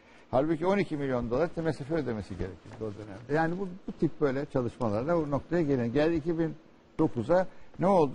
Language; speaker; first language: Turkish; native; Turkish